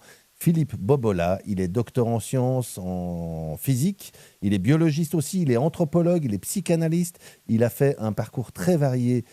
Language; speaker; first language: French; native; French